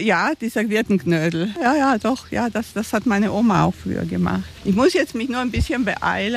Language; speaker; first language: German; non-native, fluent; Romanian